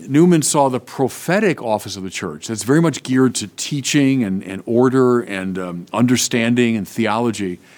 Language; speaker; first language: English; native; English